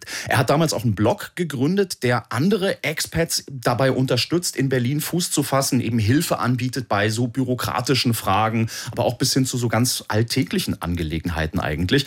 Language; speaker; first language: German; native; German